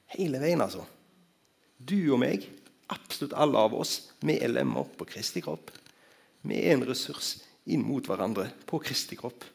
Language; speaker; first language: Norwegian; native; Norwegian